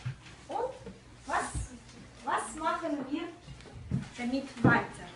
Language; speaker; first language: German; non-native, fluent; Russian